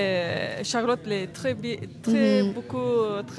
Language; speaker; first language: French; non-native, learner; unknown